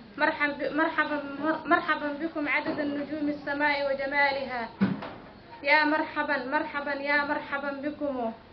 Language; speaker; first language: Arabic; non-native, local second language; Somali